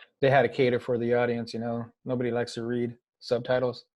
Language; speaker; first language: English; native; English